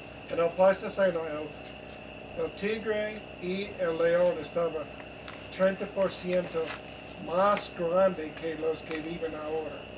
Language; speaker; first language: Spanish; non-native, learner; English